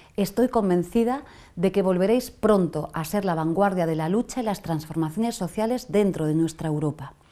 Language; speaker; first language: Spanish; native; Spanish